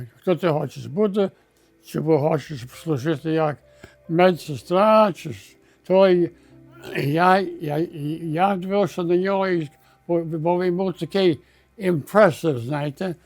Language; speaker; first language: Ukrainian; early bilingual, heritage; Ukrainian